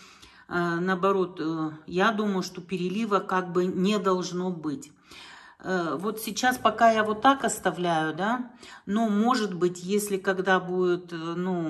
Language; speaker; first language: Russian; native; Russian